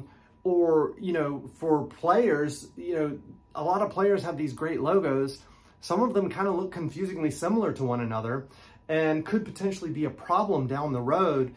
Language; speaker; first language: English; native; English